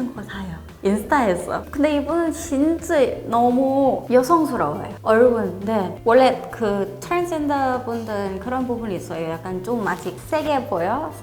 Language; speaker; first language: Korean; non-native, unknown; Thai